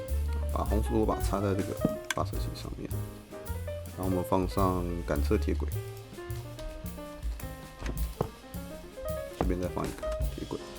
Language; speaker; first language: Chinese; native; Chinese